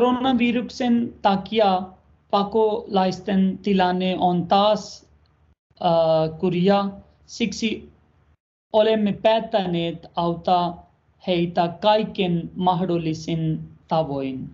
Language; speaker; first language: Finnish; non-native, learner; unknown